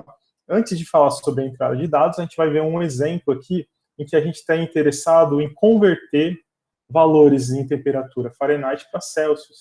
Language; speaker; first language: Portuguese; native; Portuguese